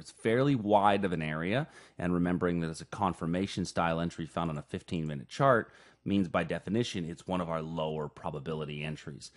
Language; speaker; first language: English; native; English